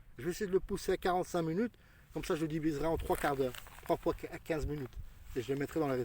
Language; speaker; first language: French; early bilingual, other home language; Arabic